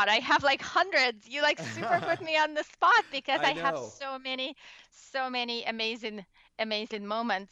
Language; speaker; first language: English; non-native, fluent; Russian